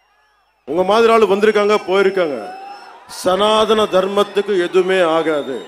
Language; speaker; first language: Tamil; non-native, fluent; Telugu